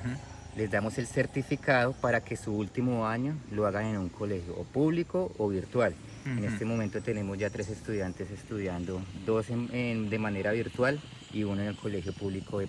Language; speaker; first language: Spanish; native; Spanish